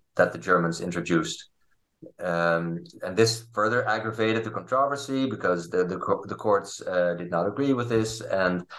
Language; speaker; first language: English; non-native, fluent; Dutch